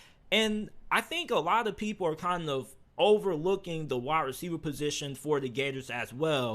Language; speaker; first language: English; native; English